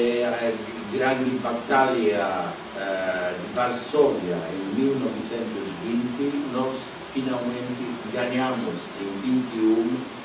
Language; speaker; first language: Portuguese; non-native, fluent; Polish